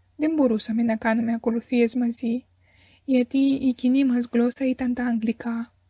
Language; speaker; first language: Greek; non-native, fluent; Romanian